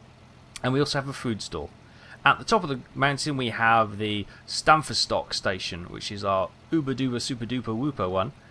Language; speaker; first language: English; native; English